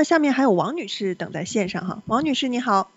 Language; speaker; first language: Chinese; native; Chinese